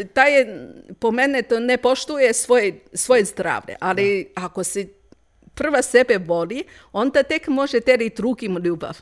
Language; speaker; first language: Serbian; non-native, learner; Chinese